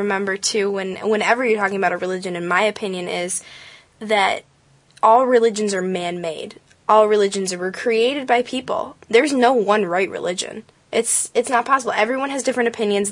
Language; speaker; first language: English; native; English